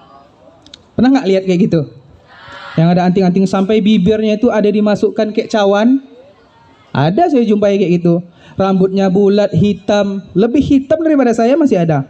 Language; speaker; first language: Indonesian; native; Indonesian